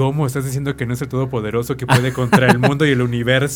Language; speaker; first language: Spanish; native; Spanish